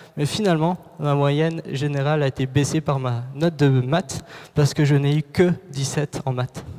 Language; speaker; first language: French; native; French